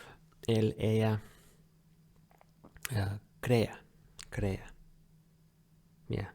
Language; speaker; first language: Spanish; non-native, learner; English